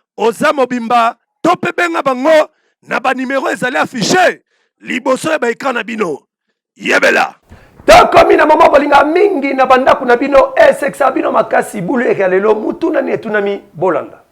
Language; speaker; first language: Lingala; native; Lingala